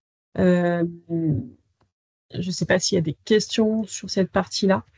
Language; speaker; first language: French; native; French